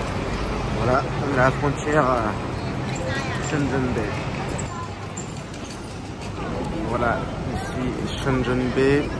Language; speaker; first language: French; native; French